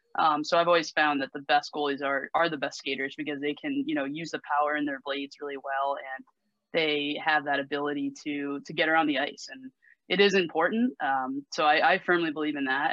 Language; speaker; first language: English; native; English